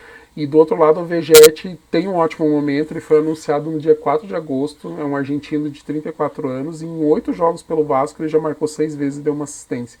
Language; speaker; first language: Portuguese; native; Portuguese